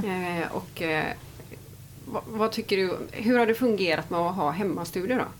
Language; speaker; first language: Swedish; native; Swedish